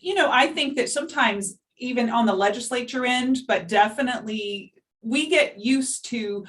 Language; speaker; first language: English; native; English